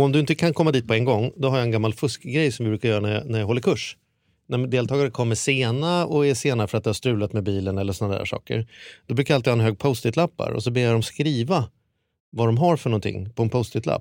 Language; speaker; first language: Swedish; native; Swedish